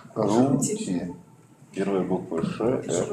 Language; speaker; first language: Russian; native; Russian